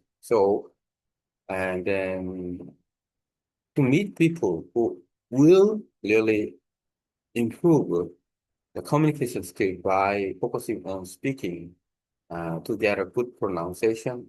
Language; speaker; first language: English; non-native, learner; Korean